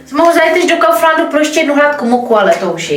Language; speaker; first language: Czech; native; Czech